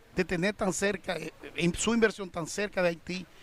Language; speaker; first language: Spanish; native; Spanish